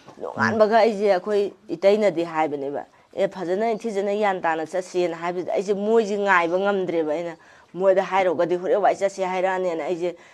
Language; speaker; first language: Manipuri; native; Manipuri